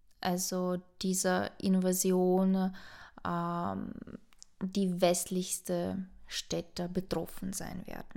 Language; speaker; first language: German; non-native, fluent; Ukrainian